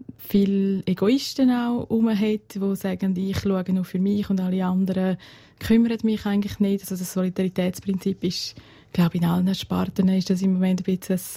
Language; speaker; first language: German; non-native, local second language; Romansh